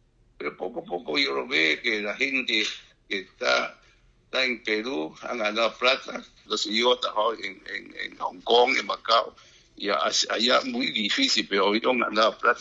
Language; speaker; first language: Spanish; non-native, learner; Chinese